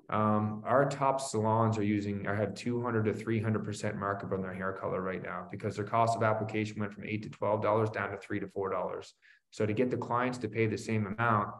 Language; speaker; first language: English; native; English